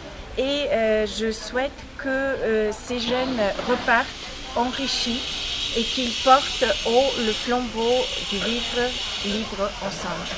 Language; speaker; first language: French; non-native, fluent; Bulgarian